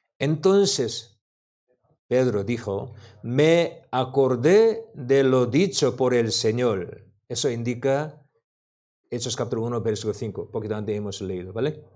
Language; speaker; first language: Spanish; non-native, learner; Korean